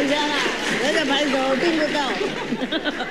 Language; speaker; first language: Chinese; non-native, fluent; Vietnamese